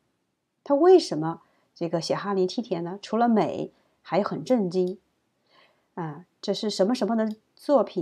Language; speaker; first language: Chinese; native; Chinese